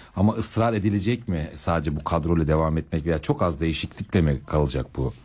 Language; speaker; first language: Turkish; native; Turkish